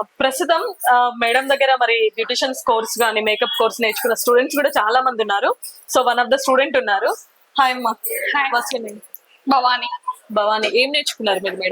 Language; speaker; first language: Telugu; native; Telugu